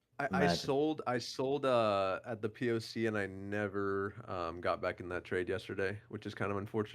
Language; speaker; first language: English; native; English